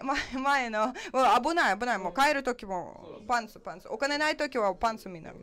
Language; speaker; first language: Japanese; non-native, learner; Russian